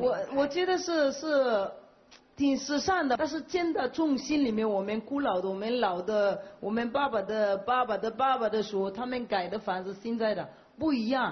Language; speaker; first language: Chinese; non-native, learner; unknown